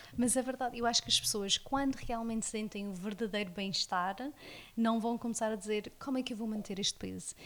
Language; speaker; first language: Portuguese; early bilingual, heritage; Portuguese